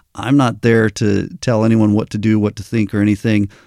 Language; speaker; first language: English; native; English